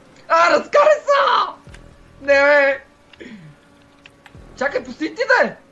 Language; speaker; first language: Bulgarian; native; Bulgarian